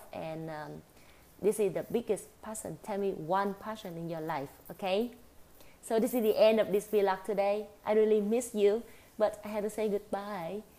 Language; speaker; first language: English; non-native, fluent; Vietnamese